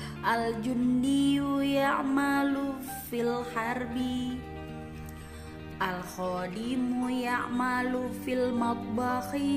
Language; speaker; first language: Arabic; non-native, fluent; Indonesian